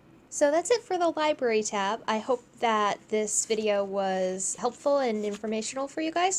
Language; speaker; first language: English; native; English